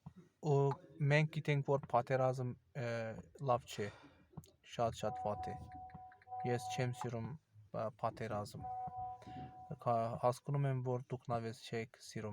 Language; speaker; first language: Armenian; non-native, learner; Azerbaijani